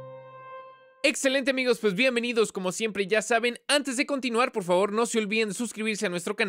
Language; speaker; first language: Spanish; native; Spanish